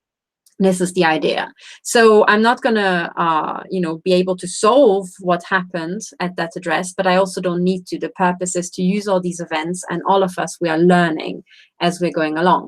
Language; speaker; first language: English; non-native, fluent; Romanian